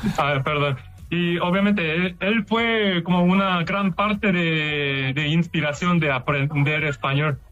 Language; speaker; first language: Spanish; non-native, learner; Korean